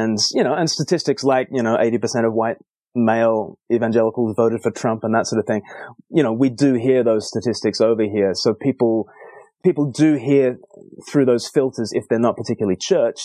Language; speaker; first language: English; native; English